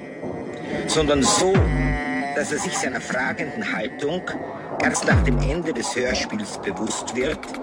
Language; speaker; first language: German; native; German